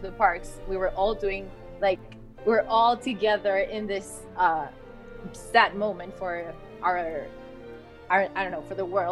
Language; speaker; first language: English; non-native, fluent; Spanish